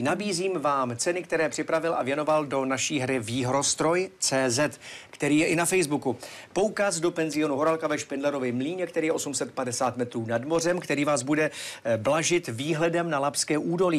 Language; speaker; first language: Czech; native; Czech